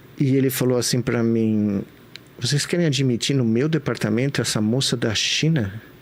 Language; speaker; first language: Portuguese; native; Portuguese